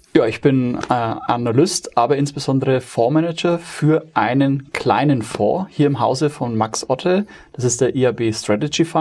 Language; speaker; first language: German; native; German